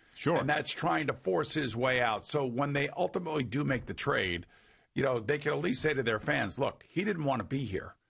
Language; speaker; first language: English; native; English